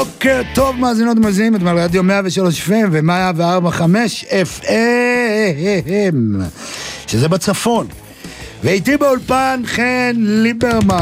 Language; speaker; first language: Hebrew; native; Hebrew